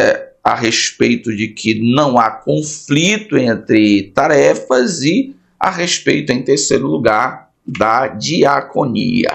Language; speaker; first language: Portuguese; native; Portuguese